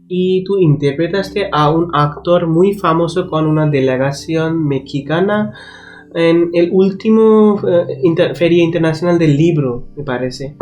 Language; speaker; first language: Spanish; non-native, learner; Bangla